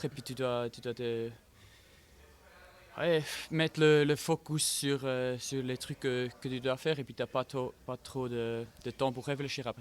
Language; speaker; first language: French; non-native, fluent; German